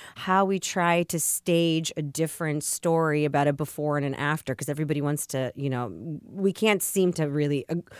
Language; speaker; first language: English; early bilingual, other home language; Russian